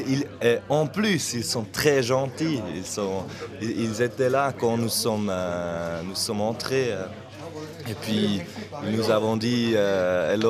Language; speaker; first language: French; non-native, local second language; German